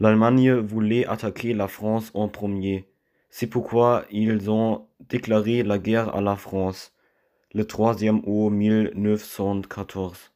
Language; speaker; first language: French; non-native, learner; German